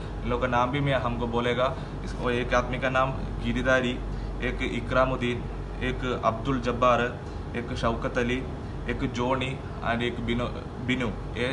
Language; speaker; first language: Hindi; non-native, learner; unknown